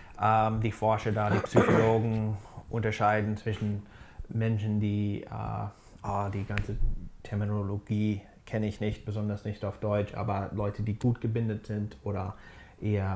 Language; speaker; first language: German; non-native, fluent; English